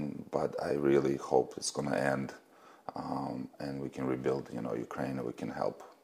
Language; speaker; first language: English; non-native, fluent; Russian